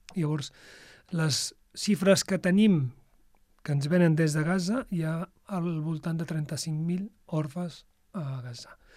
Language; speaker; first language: Catalan; non-native, fluent; Arabic